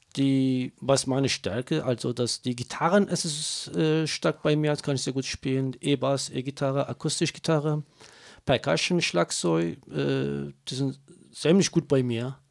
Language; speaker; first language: German; non-native, learner; Kurdish